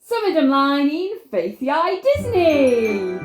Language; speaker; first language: Welsh; non-native, fluent; English